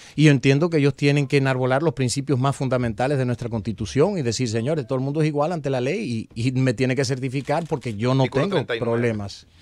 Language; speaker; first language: Spanish; early bilingual, heritage; Spanish